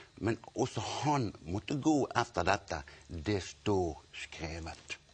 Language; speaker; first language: Norwegian; native; Norwegian